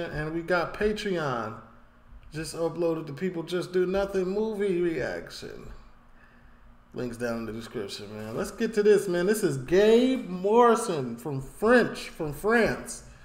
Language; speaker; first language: English; native; English